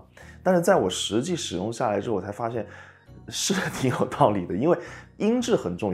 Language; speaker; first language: Chinese; native; Chinese